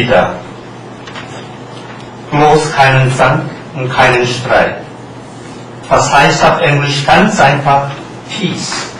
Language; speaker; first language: German; non-native, fluent; Korean